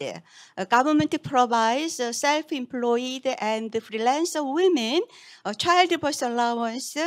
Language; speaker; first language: English; non-native, fluent; Korean